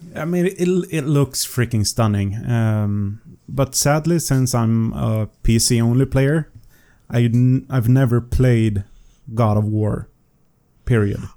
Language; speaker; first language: English; non-native, fluent; Swedish